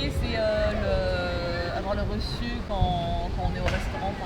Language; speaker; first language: French; native; French